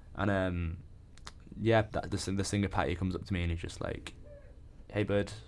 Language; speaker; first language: English; native; English